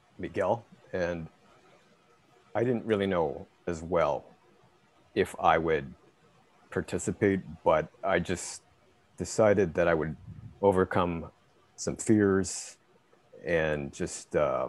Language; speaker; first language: English; native; English